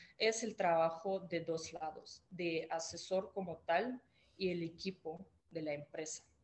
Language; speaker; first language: Spanish; non-native, fluent; Russian